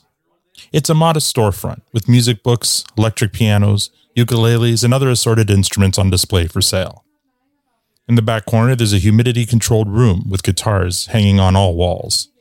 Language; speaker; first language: English; native; English